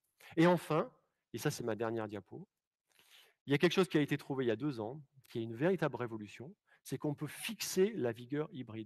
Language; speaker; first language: French; native; French